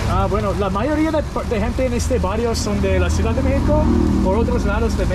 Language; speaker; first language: Spanish; non-native, learner; English